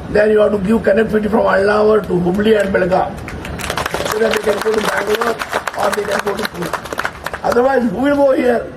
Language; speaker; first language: English; non-native, local second language; Kannada